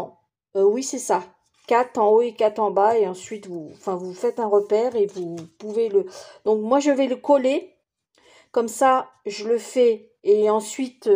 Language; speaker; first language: French; native; French